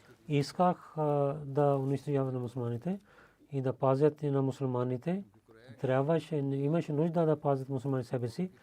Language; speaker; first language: Bulgarian; non-native, learner; Urdu